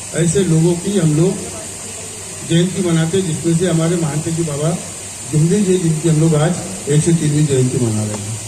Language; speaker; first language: Hindi; non-native, local second language; Marathi